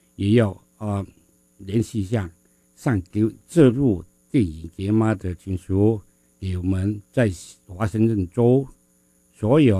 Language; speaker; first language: Chinese; non-native, fluent; Min Nan Chinese